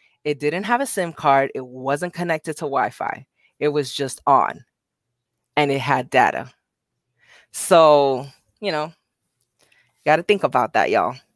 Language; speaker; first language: English; native; English